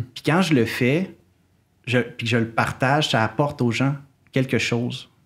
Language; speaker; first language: French; native; French